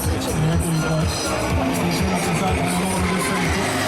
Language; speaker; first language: Italian; native; Italian